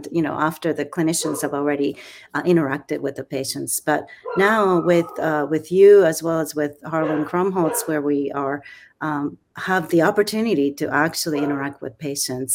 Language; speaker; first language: English; non-native, fluent; Japanese